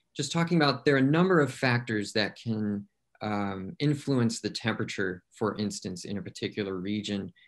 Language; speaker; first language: English; native; English